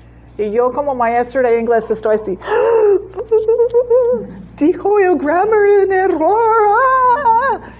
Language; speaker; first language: Spanish; non-native, learner; English